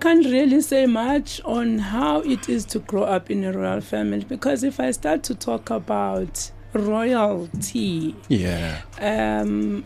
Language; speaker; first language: English; non-native, local second language; Xhosa